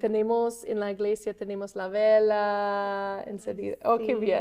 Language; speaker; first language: Spanish; non-native, fluent; English